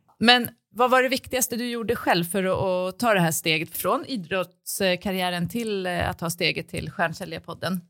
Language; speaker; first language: Swedish; native; Swedish